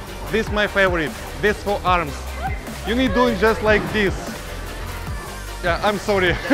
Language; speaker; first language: English; non-native, learner; Russian